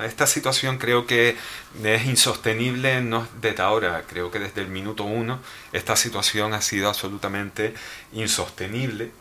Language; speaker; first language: Spanish; native; Spanish